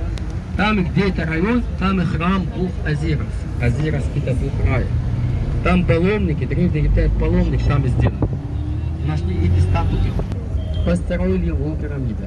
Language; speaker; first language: Russian; non-native, learner; Arabic